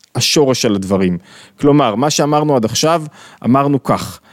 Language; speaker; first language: Hebrew; native; Hebrew